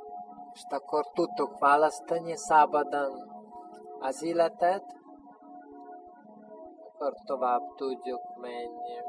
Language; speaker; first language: Hungarian; non-native, fluent; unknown